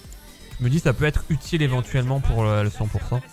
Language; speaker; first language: French; native; French